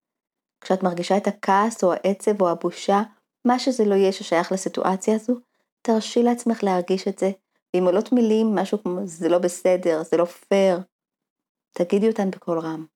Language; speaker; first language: Hebrew; native; Hebrew